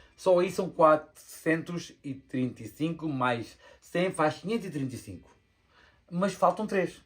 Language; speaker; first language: Portuguese; native; Portuguese